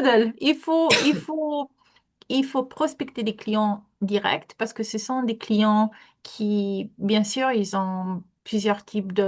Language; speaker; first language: French; non-native, fluent; Romanian